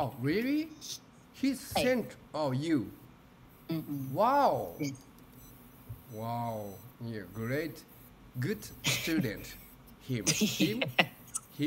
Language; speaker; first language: English; non-native, learner; Japanese